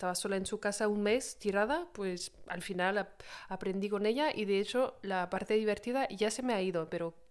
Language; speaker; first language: Spanish; non-native, fluent; French